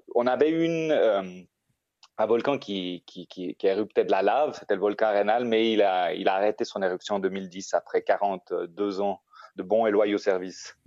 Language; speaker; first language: French; native; French